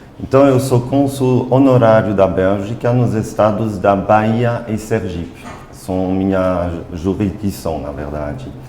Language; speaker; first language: Portuguese; non-native, fluent; French